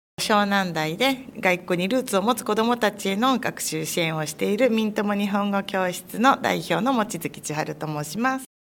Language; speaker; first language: Japanese; native; Japanese